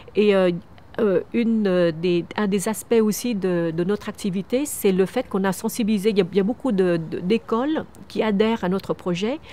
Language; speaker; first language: French; early bilingual, other home language; Vietnamese